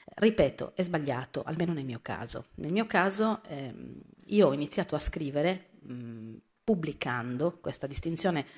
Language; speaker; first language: Italian; native; Italian